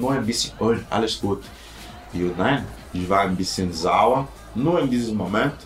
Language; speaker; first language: German; non-native, learner; Portuguese